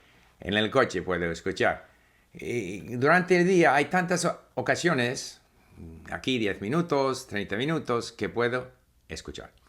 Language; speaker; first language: Spanish; non-native, fluent; English